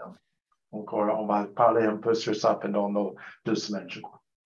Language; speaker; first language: French; non-native, fluent; English